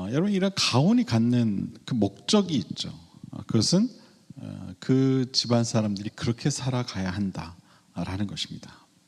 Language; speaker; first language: Korean; native; Korean